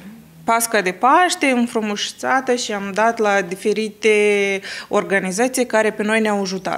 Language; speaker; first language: Romanian; early bilingual, heritage; Romanian